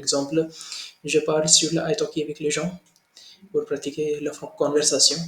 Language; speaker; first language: French; non-native, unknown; Hindi